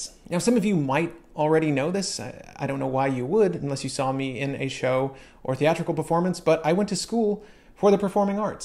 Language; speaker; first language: English; native; English